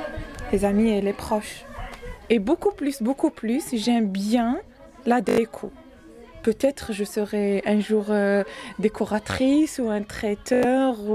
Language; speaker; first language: French; non-native, learner; Arabic